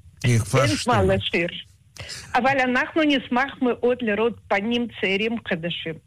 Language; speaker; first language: Hebrew; non-native, fluent; Russian